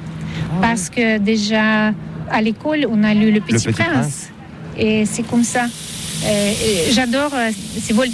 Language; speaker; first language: French; non-native, fluent; Russian